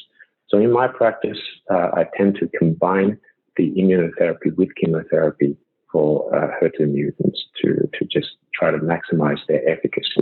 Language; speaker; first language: English; native; English